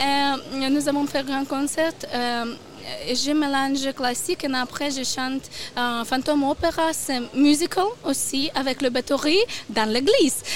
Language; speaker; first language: French; non-native, learner; Ukrainian